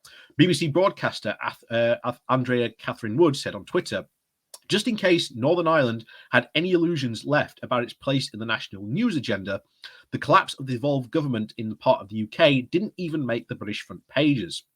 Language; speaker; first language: English; native; English